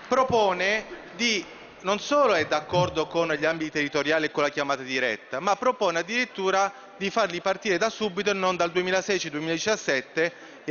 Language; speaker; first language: Italian; native; Italian